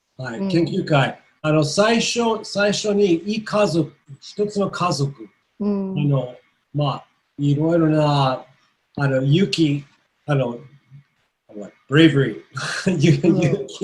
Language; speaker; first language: Japanese; non-native, learner; English